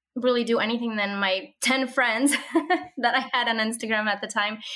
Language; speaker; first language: English; early bilingual, other home language; Spanish